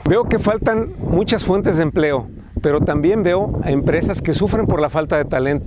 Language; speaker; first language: Spanish; native; Spanish